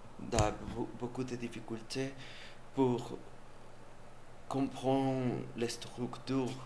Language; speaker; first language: French; non-native, learner; Spanish